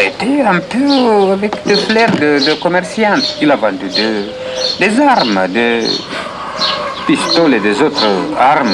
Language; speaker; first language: French; non-native, learner; Romanian